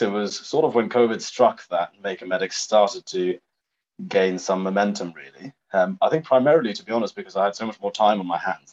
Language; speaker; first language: English; native; English